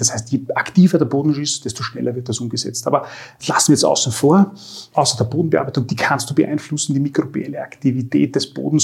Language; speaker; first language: German; native; German